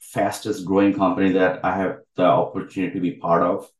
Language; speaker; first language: English; non-native, local second language; Bangla